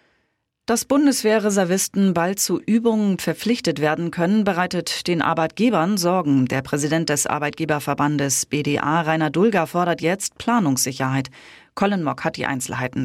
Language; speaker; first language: German; native; German